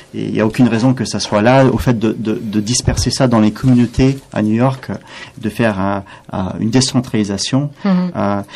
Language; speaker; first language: French; non-native, fluent; English